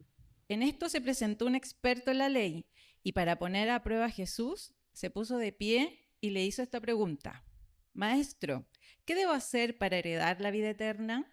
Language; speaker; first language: Spanish; native; Spanish